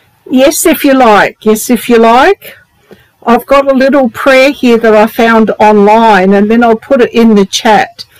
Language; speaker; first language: English; native; English